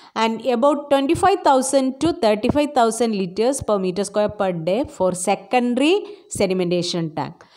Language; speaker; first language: English; non-native, local second language; Malayalam